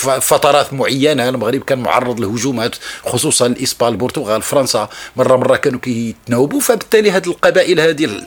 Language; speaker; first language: Arabic; native; Arabic